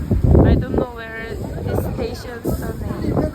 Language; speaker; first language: English; non-native, learner; Korean